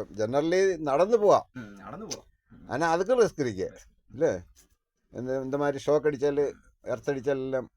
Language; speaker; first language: Tamil; non-native, local second language; Malayalam